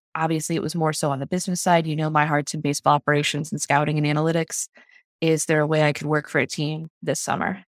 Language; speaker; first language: English; native; English